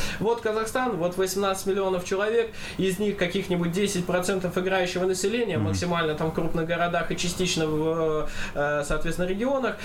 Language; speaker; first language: Russian; non-native, local second language; Kazakh